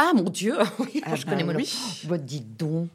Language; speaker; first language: French; native; French